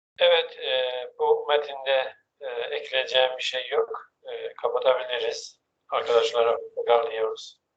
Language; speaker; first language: Turkish; non-native, fluent; Persian